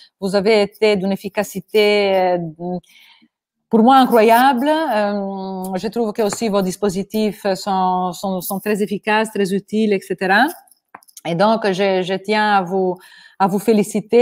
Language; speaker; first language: French; non-native, fluent; Italian